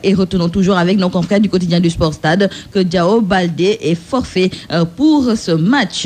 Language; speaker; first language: French; non-native, local second language; Wolof